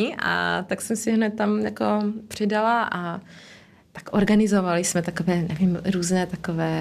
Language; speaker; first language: Czech; early bilingual, heritage; Czech